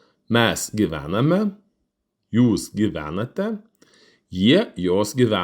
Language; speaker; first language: Lithuanian; non-native, fluent; Russian